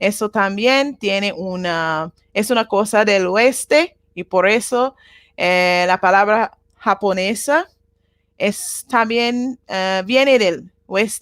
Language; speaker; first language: Spanish; non-native, learner; Japanese